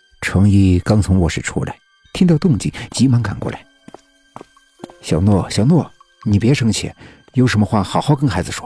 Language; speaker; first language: Chinese; native; Chinese